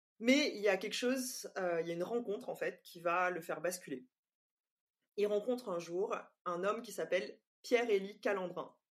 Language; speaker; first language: French; native; French